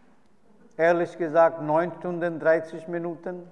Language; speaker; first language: German; non-native, fluent; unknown